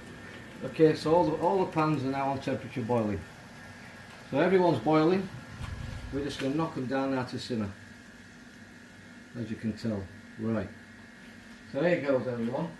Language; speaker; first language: English; native; English